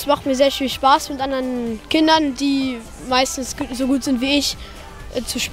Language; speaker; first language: German; native; German